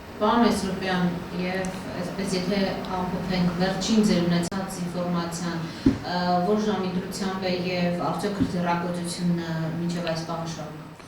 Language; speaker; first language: Armenian; native; Armenian